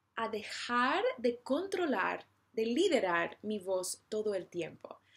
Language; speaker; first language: Spanish; non-native, fluent; English